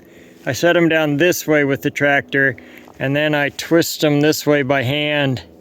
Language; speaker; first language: English; native; English